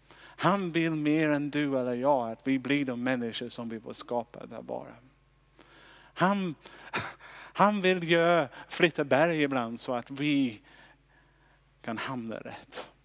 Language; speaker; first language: Swedish; non-native, fluent; English